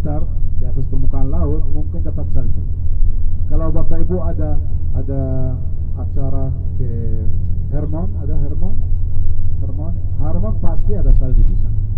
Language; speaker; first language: Indonesian; non-native, fluent; Arabic